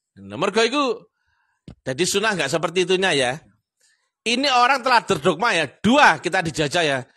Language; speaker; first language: Indonesian; non-native, local second language; Javanese